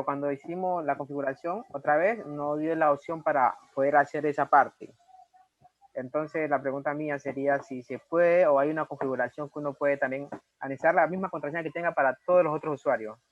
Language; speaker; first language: Spanish; native; Spanish